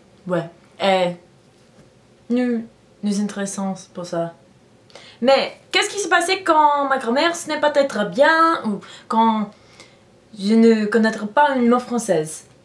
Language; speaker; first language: French; non-native, learner; English